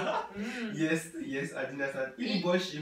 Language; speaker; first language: Russian; non-native, learner; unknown